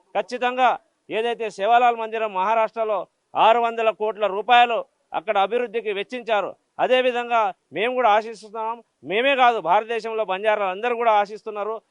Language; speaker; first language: Telugu; non-native, local second language; Lambadi